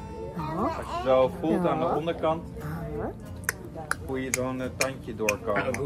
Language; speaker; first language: Dutch; native; Dutch